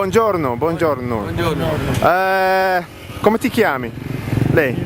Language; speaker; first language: Italian; non-native, learner; English